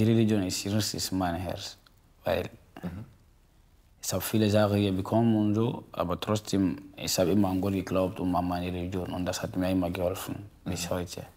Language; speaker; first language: German; non-native, fluent; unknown